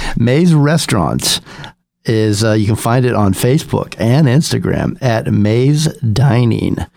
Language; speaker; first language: English; native; English